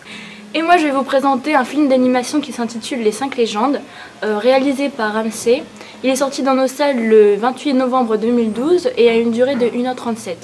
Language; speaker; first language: French; native; French